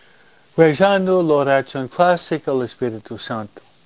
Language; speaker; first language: Spanish; non-native, fluent; English